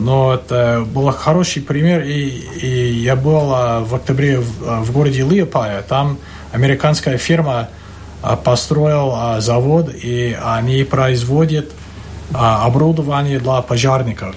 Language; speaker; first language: Russian; non-native, fluent; English